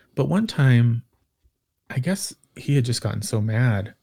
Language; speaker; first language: English; native; English